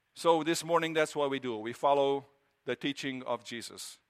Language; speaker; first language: English; non-native, fluent; Romanian